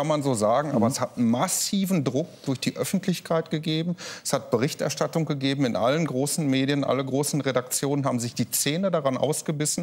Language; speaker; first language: German; native; German